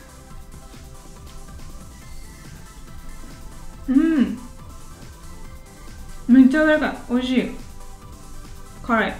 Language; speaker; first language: Japanese; non-native, fluent; Russian